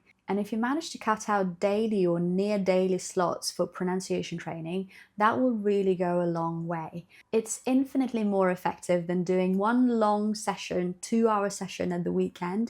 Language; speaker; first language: English; non-native, fluent; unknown